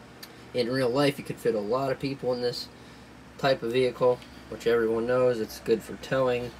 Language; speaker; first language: English; native; English